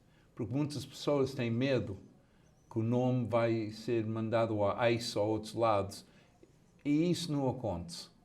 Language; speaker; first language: Portuguese; early bilingual, heritage; Portuguese